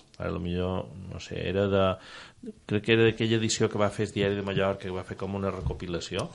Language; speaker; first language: Catalan; native; Catalan